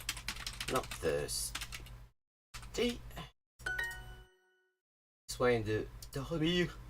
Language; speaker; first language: French; non-native, learner; English